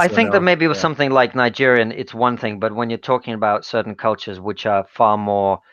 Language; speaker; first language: English; non-native, fluent; Russian